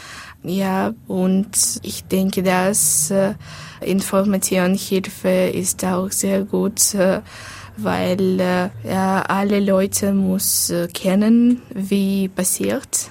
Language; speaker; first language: German; non-native, learner; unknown